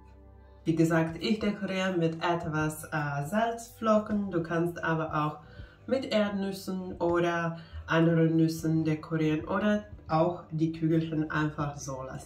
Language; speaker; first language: German; non-native, fluent; Finnish